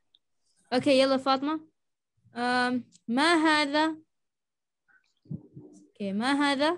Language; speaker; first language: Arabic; non-native, fluent; Malay